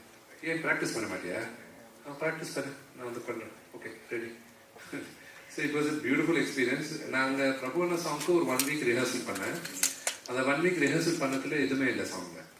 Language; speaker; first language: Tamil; non-native, local second language; Malayalam